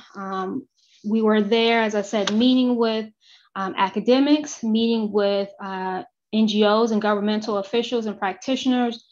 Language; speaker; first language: English; native; English